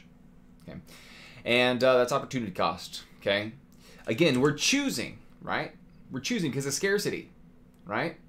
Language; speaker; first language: English; native; English